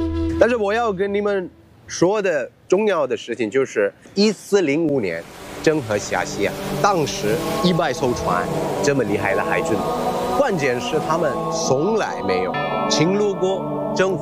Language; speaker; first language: Chinese; non-native, fluent; Sinhala